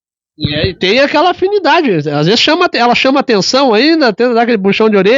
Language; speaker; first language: Portuguese; native; Portuguese